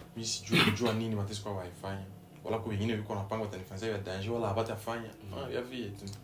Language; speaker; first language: Swahili; native; Swahili